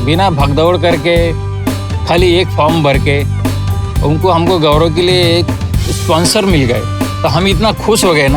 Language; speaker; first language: Hindi; non-native, local second language; Marathi